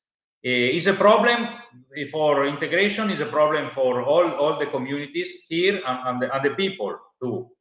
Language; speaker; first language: English; non-native, learner; Italian